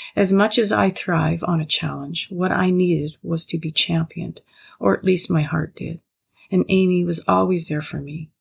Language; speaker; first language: English; native; English